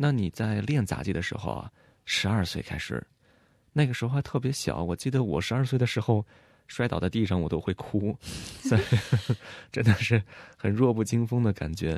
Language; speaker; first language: Chinese; native; Chinese